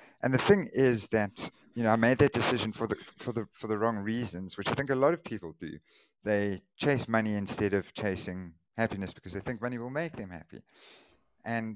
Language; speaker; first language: English; native; English